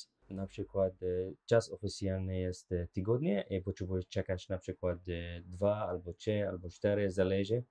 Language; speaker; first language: Polish; non-native, learner; Arabic